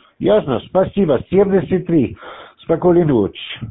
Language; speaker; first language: Russian; non-native, learner; German